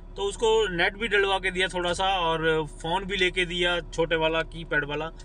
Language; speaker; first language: Hindi; non-native, local second language; Punjabi